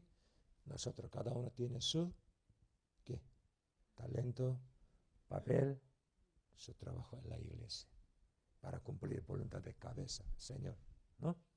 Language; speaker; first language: Spanish; non-native, learner; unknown